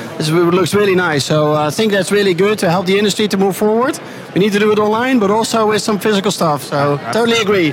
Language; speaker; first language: English; non-native, fluent; Dutch